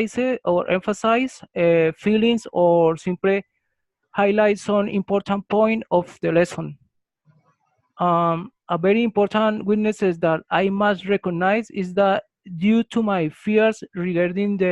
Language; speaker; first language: English; non-native, learner; Spanish